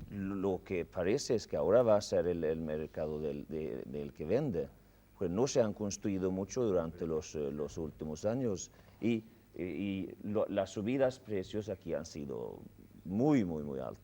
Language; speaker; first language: Spanish; non-native, fluent; Swedish